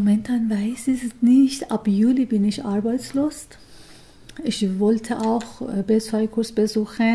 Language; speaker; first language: German; non-native, learner; Persian